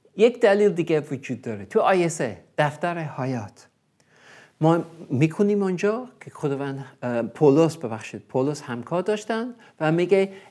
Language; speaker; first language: Persian; non-native, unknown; English